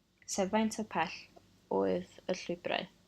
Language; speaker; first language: Welsh; non-native, local second language; English